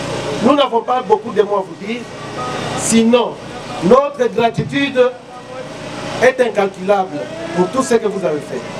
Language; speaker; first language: French; non-native, local second language; Lingala